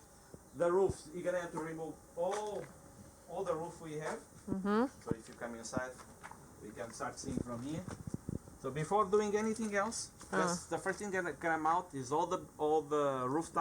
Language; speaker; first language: English; non-native, fluent; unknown